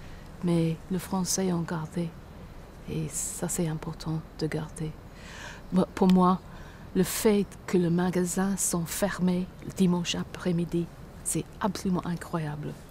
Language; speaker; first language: French; non-native, fluent; English